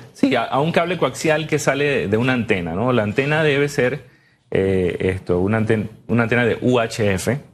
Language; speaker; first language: Spanish; native; Spanish